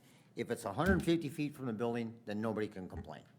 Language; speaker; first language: English; native; English